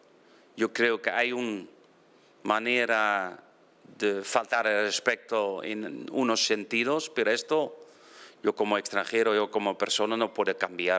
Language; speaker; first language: Spanish; non-native, fluent; Dutch